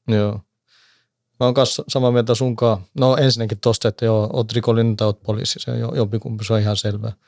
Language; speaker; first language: Finnish; native; Finnish